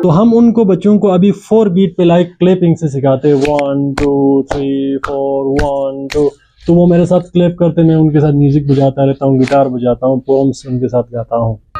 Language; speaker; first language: Urdu; non-native, local second language; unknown